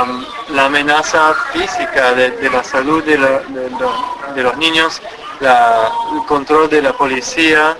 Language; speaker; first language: Spanish; non-native, fluent; English